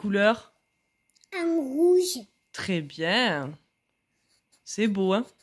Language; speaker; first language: French; native; French